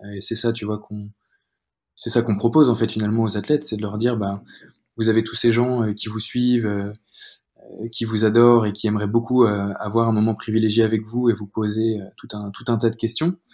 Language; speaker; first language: French; native; French